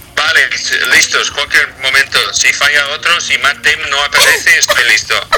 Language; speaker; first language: Spanish; non-native, fluent; English